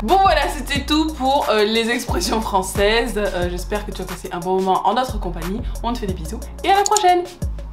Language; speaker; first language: French; native; French